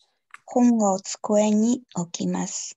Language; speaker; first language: Japanese; non-native, learner; Chinese